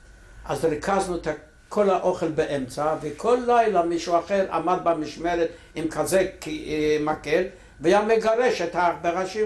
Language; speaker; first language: Hebrew; non-native, fluent; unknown